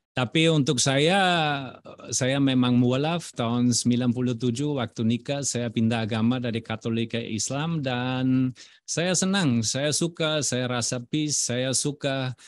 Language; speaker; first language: Indonesian; non-native, fluent; German